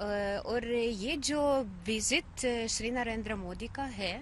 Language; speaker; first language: Hindi; non-native, fluent; Ukrainian